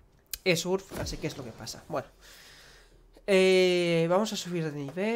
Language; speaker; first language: Spanish; native; Spanish